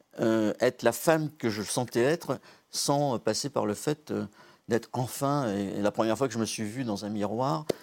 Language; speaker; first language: French; native; French